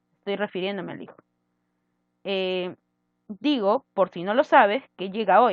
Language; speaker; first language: Spanish; native; Spanish